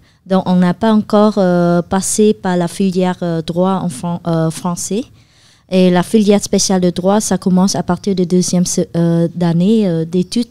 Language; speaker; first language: French; non-native, fluent; Khmer